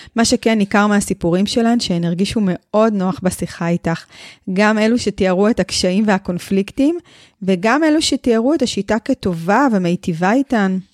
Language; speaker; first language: Hebrew; native; Hebrew